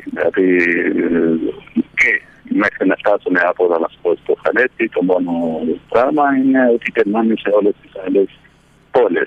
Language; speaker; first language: Greek; early bilingual, heritage; Greek